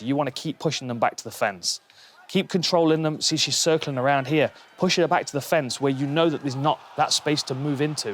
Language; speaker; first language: English; native; English